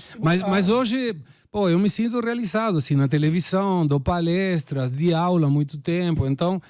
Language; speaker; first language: Portuguese; non-native, fluent; Spanish